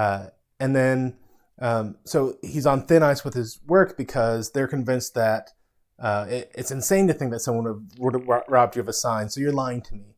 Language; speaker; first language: English; native; English